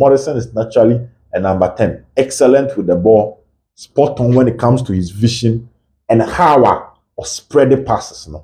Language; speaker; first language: English; non-native, local second language; Akan